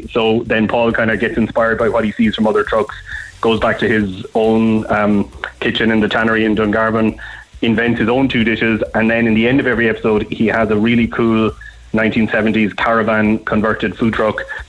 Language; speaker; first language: English; native; English